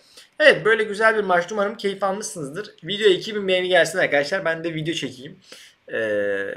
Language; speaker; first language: Turkish; native; Turkish